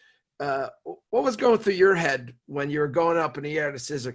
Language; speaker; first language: English; native; English